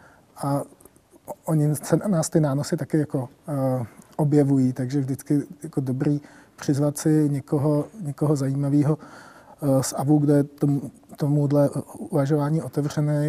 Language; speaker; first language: Czech; native; Czech